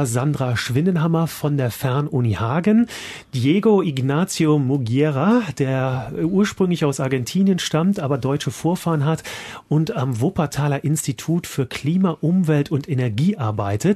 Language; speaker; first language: German; native; German